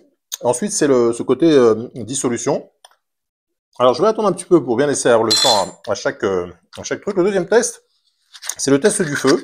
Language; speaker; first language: French; native; French